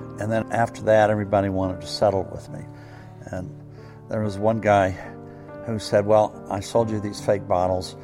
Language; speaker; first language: English; native; English